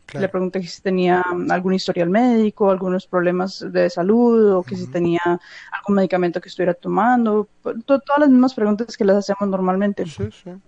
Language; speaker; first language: Spanish; native; Spanish